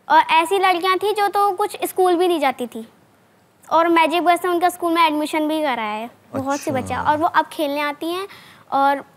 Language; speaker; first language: Hindi; native; Hindi